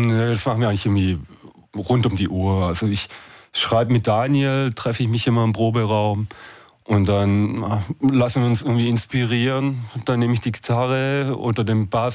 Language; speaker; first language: German; native; German